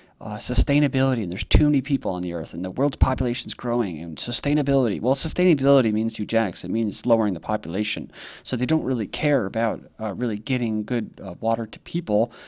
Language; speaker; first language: English; native; English